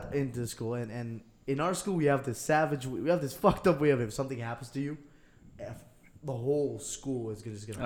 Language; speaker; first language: English; non-native, fluent; Papiamento